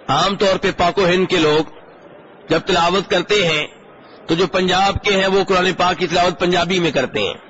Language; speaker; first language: Urdu; native; Urdu